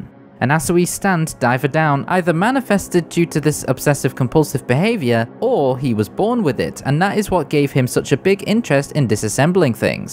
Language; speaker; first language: English; native; English